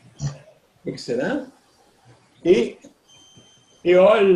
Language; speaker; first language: French; native; French